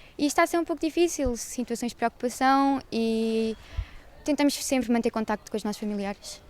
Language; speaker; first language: Portuguese; early bilingual, other home language; Ukrainian